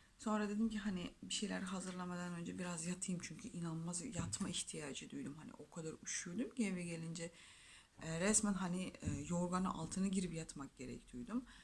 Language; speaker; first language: Turkish; non-native, fluent; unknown